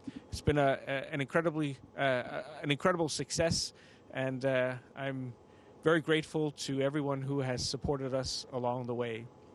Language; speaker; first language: English; non-native, fluent; Danish